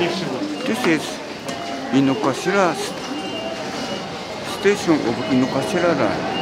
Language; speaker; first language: English; non-native, learner; Japanese